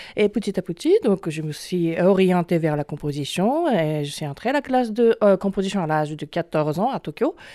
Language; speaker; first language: French; non-native, fluent; Japanese